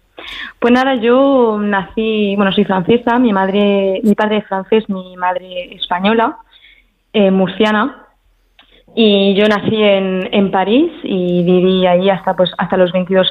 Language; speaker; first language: Spanish; early bilingual, heritage; French